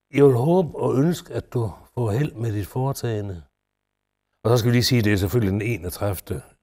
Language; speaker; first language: Danish; native; Danish